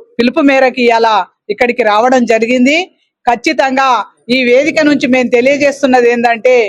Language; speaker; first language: Telugu; native; Telugu